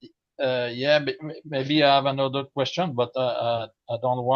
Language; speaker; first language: English; non-native, learner; French